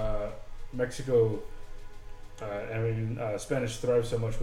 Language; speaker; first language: English; native; English